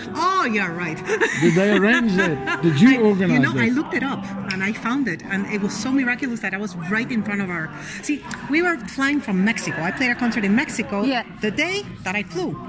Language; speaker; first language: English; native; English